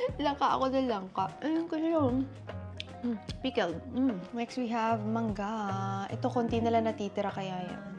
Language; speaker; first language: Filipino; native; Filipino